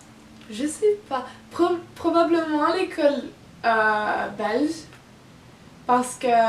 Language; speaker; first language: French; non-native, local second language; Italian